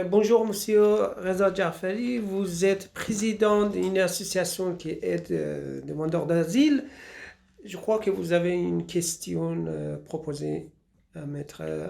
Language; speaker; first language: French; non-native, fluent; Persian